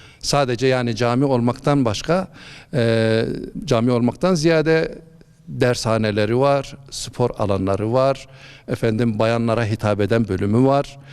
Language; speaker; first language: Turkish; native; Turkish